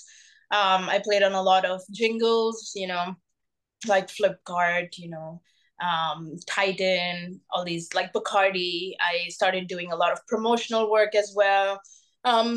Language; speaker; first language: English; non-native, local second language; Bangla